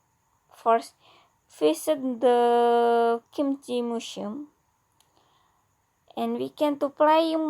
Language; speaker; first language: English; non-native, learner; Indonesian